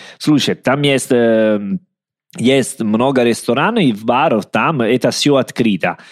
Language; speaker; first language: Russian; non-native, learner; Italian